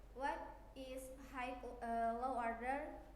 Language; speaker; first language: English; non-native, learner; Indonesian